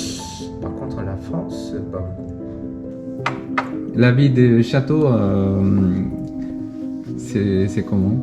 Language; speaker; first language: French; non-native, learner; Korean